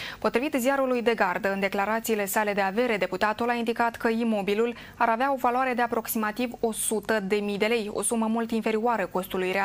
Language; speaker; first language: Romanian; native; Romanian